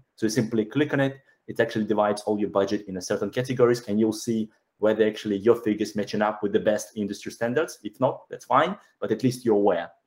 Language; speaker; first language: English; non-native, fluent; Russian